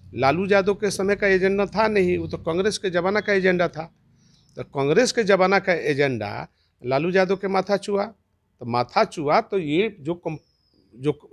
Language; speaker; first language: Hindi; native; Hindi